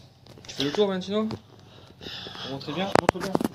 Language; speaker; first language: French; native; French